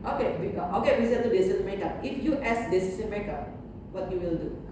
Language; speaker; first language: English; non-native, learner; Indonesian